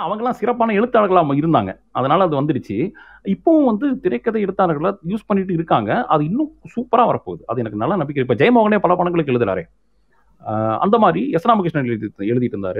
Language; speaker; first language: Tamil; native; Tamil